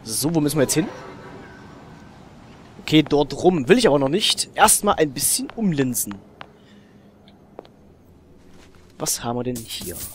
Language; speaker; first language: German; native; German